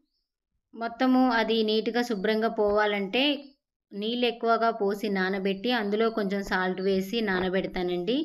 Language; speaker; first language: Telugu; native; Telugu